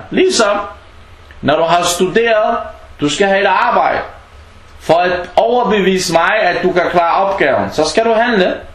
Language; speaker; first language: Danish; non-native, fluent; Arabic